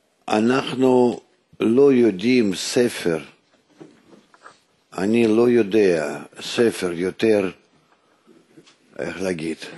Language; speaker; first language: Hebrew; non-native, fluent; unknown